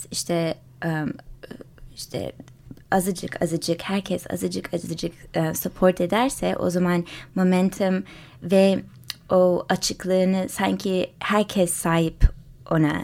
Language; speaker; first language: Turkish; early bilingual, heritage; English